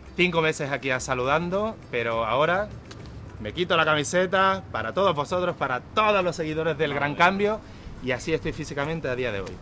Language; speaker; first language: Spanish; native; Spanish